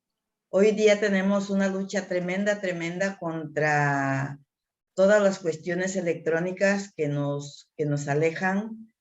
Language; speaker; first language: Spanish; native; Spanish